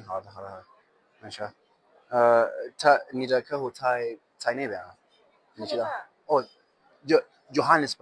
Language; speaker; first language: Chinese; non-native, learner; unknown